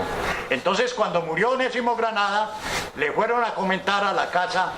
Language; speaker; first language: Spanish; native; Spanish